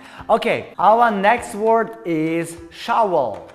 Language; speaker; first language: English; non-native, learner; Tajik